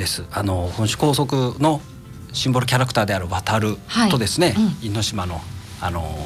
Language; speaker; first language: Japanese; native; Japanese